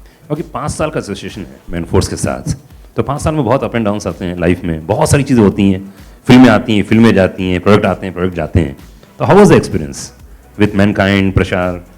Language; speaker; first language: Hindi; native; Hindi